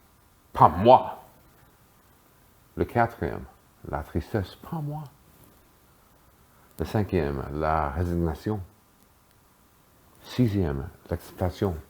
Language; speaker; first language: French; non-native, fluent; English